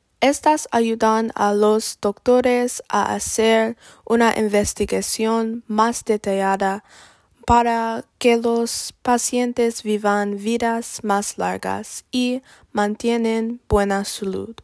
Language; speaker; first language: Spanish; non-native, learner; English